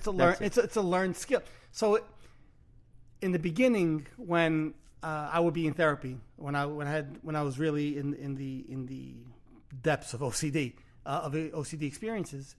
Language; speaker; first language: English; native; English